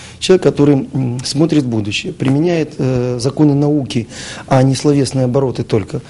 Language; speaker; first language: Russian; native; Russian